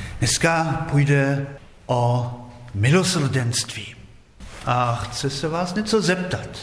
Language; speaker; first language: Czech; non-native, fluent; German